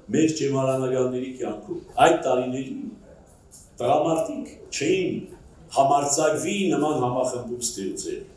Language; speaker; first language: Armenian; native; Armenian